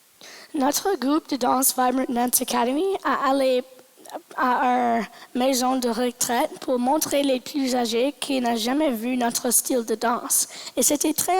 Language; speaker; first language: French; non-native, local second language; English